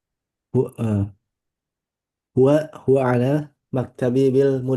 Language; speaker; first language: Arabic; non-native, learner; Indonesian